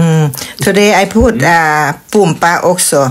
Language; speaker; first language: English; non-native, learner; Thai